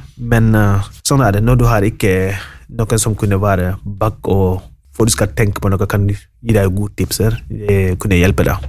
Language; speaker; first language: Norwegian; non-native, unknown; Wolof